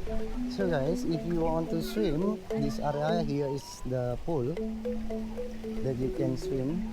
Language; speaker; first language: English; non-native, learner; Indonesian